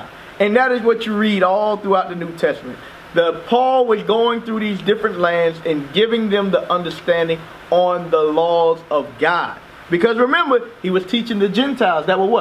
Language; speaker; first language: English; native; English